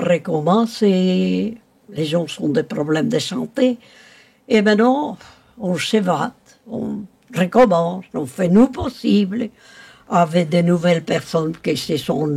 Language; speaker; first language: French; non-native, local second language; Spanish